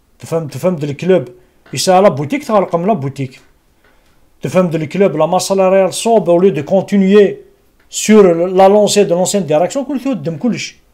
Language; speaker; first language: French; non-native, local second language; Kabyle